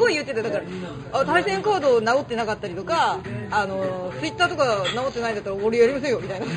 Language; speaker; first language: Japanese; native; Japanese